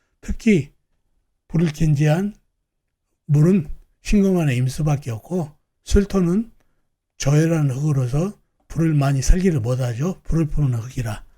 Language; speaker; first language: Korean; native; Korean